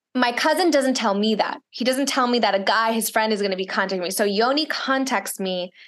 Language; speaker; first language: English; early bilingual, other home language; Russian